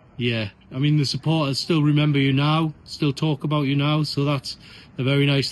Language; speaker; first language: English; native; English